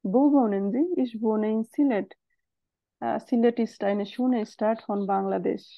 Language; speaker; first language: German; non-native, learner; Bangla